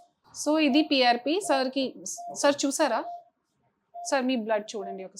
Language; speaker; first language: Telugu; non-native, fluent; Hindi